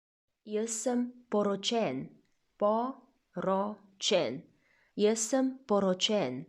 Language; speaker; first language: Slovenian; non-native, fluent; Chinese